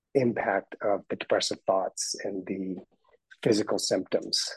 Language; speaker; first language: English; native; English